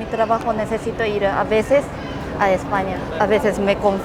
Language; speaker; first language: Spanish; non-native, fluent; Japanese